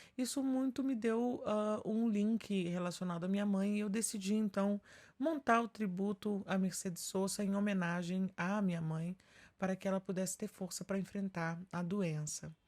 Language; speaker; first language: Portuguese; early bilingual, heritage; Portuguese